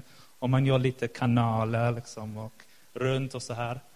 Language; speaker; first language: Swedish; non-native, fluent; English